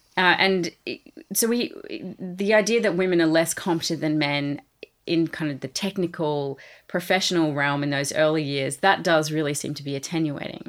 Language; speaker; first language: English; native; English